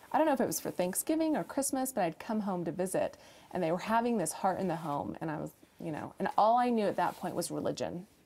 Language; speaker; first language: English; native; English